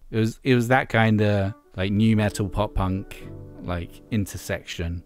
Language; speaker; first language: English; native; English